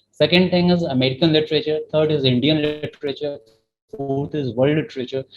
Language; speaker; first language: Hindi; native; Hindi